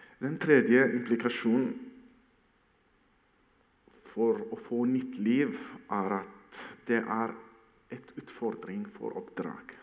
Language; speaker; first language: Norwegian; non-native, fluent; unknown